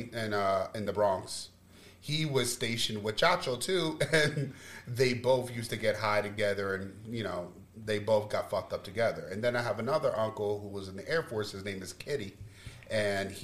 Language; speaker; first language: English; native; English